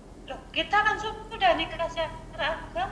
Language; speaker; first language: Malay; non-native, local second language; Javanese